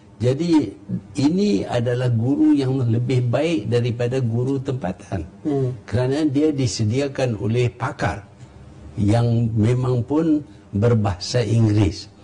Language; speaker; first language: Malay; native; Malay